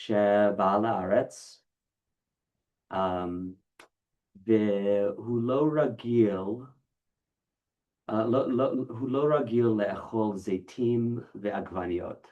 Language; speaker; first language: Hebrew; non-native, fluent; English